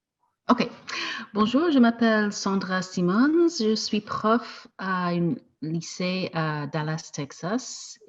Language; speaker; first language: French; non-native, fluent; English